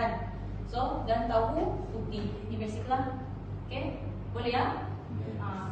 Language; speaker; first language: Malay; native; Malay